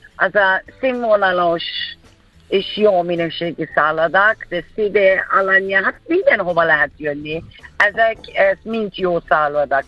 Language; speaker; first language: Hungarian; non-native, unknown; Turkish